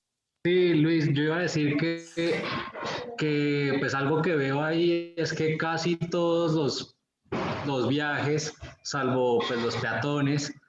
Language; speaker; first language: Spanish; native; Spanish